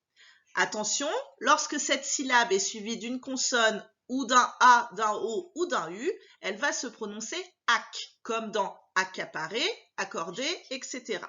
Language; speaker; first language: French; native; French